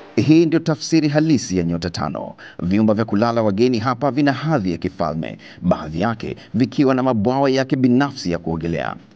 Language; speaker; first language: Swahili; native; Swahili